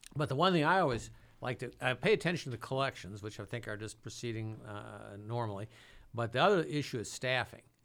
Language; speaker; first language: English; native; English